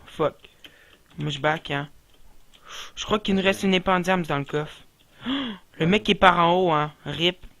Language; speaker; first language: French; native; French